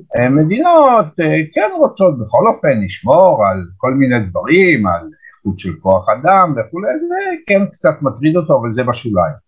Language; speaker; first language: Hebrew; native; Hebrew